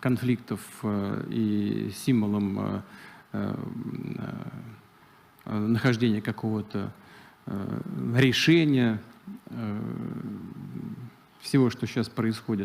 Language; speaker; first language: Russian; native; Russian